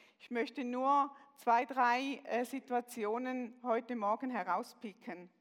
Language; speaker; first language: German; native; German